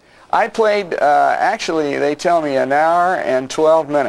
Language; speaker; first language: English; native; English